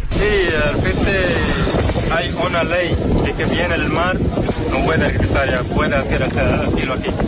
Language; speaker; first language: Spanish; non-native, learner; Arabic